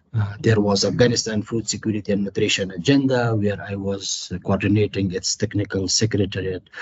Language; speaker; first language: English; non-native, fluent; Persian